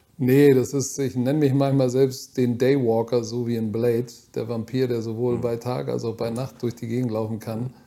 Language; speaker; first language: German; native; German